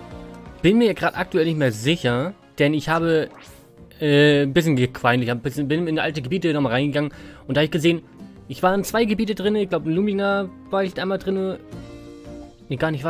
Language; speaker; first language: German; native; German